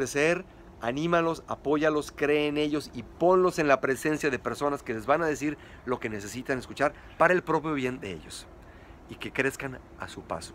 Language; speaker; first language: Spanish; native; Spanish